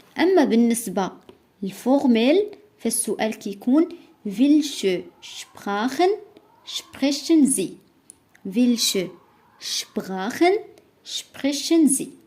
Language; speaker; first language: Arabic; native; Arabic